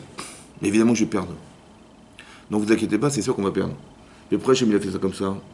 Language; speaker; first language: French; native; French